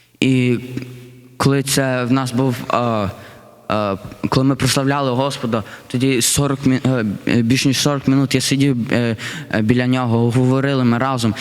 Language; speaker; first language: Ukrainian; early bilingual, heritage; Ukrainian